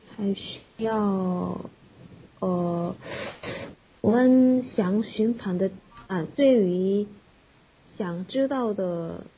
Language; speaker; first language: Chinese; non-native, fluent; Korean